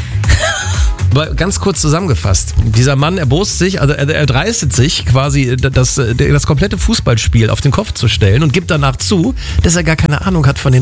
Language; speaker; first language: German; native; German